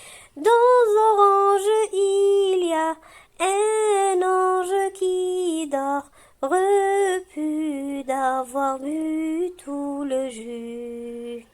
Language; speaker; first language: French; non-native, local second language; Arabic